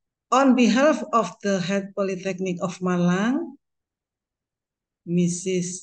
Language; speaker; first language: English; non-native, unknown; Indonesian